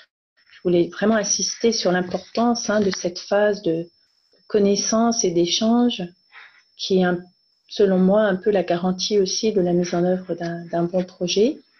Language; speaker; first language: French; native; French